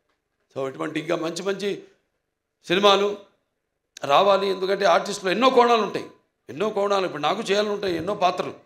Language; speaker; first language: Telugu; native; Telugu